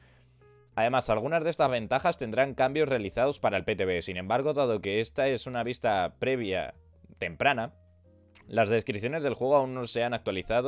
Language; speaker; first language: Spanish; native; Spanish